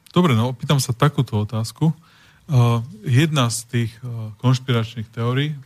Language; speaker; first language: Slovak; native; Slovak